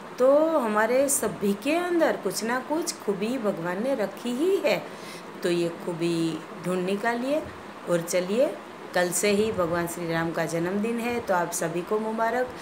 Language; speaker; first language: Hindi; non-native, local second language; Gujarati